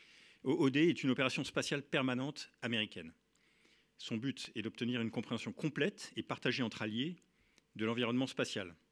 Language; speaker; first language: French; native; French